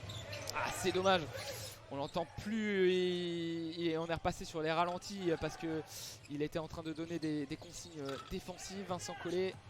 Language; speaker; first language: French; native; French